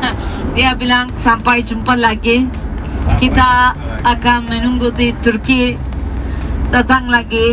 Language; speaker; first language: Indonesian; non-native, fluent; Turkish